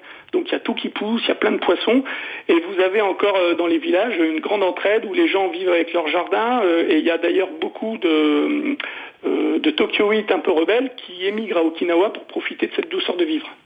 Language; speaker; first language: French; native; French